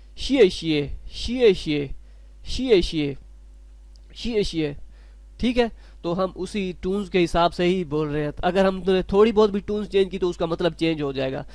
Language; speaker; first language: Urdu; non-native, local second language; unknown